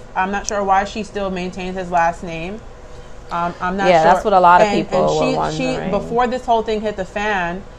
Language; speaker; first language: English; native; English